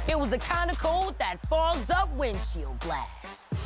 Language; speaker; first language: English; native; English